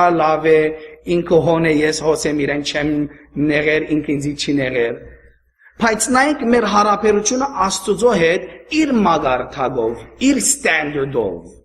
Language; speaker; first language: Armenian; early bilingual, heritage; Armenian